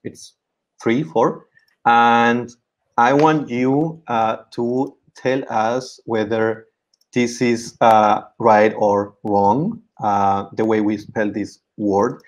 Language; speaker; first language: English; non-native, fluent; Spanish